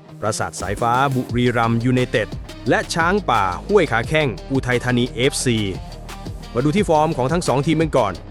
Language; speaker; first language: Thai; native; Thai